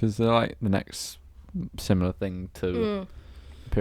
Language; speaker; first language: English; native; English